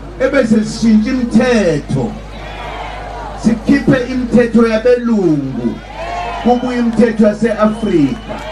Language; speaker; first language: Zulu; native; Zulu